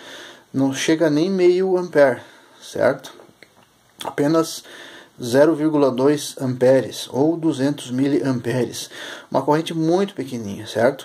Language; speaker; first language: Portuguese; native; Portuguese